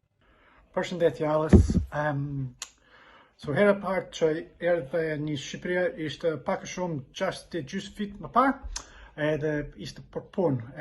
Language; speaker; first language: Albanian; non-native, learner; English